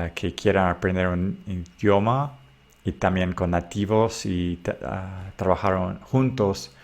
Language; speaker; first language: Spanish; non-native, fluent; English